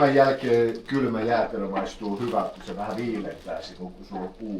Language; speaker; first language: Finnish; native; Finnish